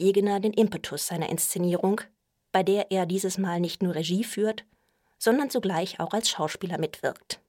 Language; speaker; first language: German; native; German